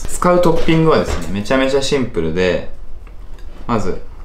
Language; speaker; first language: Japanese; native; Japanese